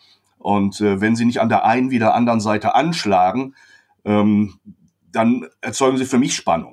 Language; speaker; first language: German; native; German